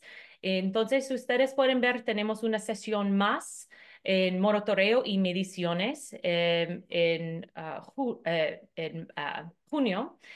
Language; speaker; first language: Spanish; non-native, fluent; English